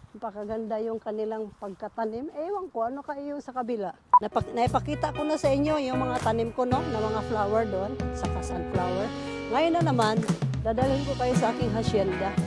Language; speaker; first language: Filipino; non-native, local second language; Cebuano